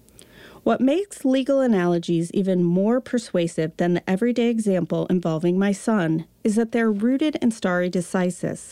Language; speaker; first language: English; native; English